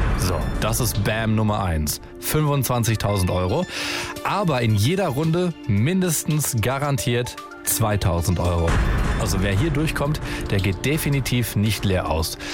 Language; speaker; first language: German; native; German